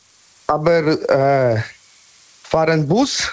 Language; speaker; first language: German; non-native, learner; Polish